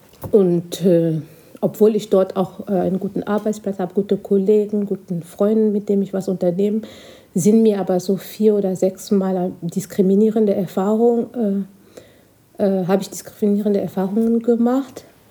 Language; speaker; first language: German; non-native, fluent; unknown